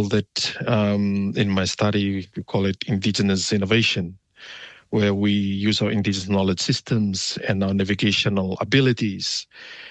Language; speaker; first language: English; non-native, fluent; Fijian